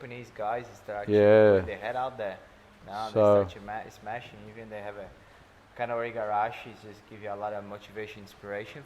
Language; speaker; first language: English; non-native, fluent; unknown